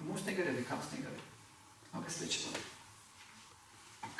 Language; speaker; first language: Lithuanian; native; Lithuanian